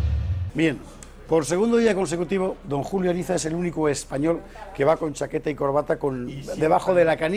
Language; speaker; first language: Spanish; native; Spanish